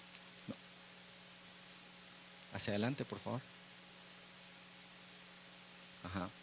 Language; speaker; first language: Spanish; native; Spanish